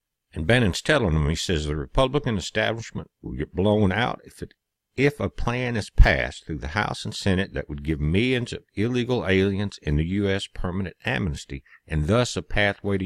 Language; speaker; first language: English; native; English